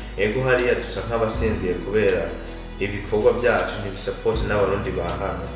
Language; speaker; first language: Rundi; early bilingual, heritage; Rundi